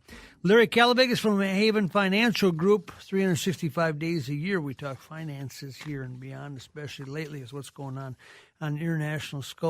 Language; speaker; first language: English; native; English